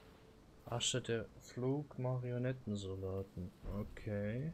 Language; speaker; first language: German; native; German